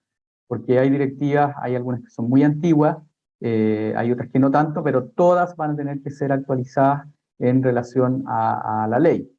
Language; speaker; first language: Spanish; native; Spanish